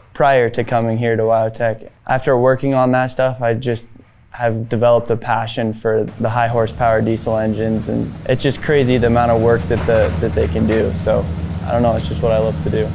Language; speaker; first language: English; native; English